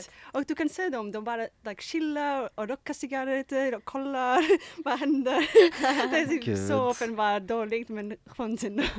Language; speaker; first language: Swedish; non-native, fluent; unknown